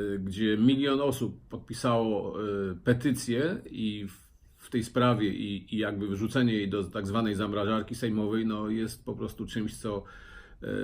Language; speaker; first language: Polish; native; Polish